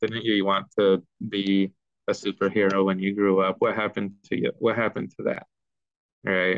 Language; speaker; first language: English; early bilingual, other home language; Spanish